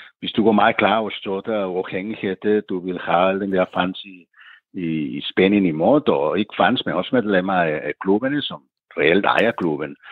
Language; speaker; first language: Danish; non-native, fluent; Catalan